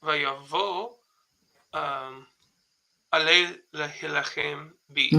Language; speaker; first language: Hebrew; non-native, fluent; English